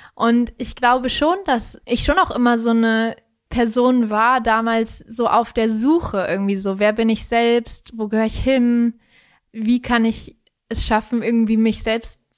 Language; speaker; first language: German; native; German